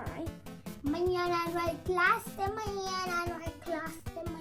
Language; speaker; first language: Spanish; native; Spanish